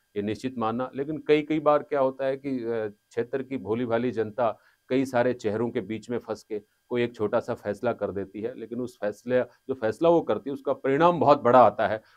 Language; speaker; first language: Hindi; native; Hindi